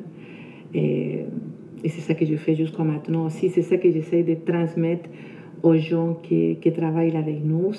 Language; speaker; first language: French; non-native, fluent; Spanish